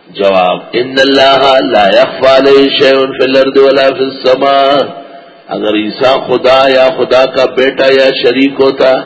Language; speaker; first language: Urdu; non-native, local second language; Pashto